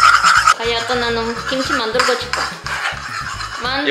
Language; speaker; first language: Korean; non-native, learner; Spanish